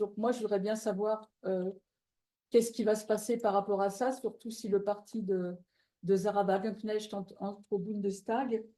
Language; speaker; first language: French; native; French